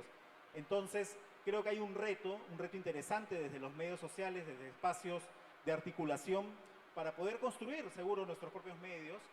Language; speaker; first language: Spanish; native; Spanish